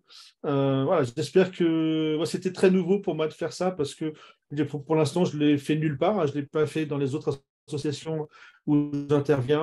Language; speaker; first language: French; native; French